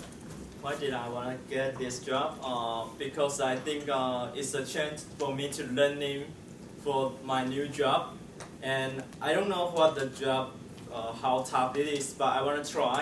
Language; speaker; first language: English; non-native, learner; Chinese